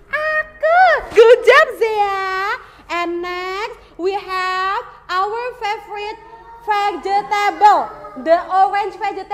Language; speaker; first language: English; non-native, learner; Indonesian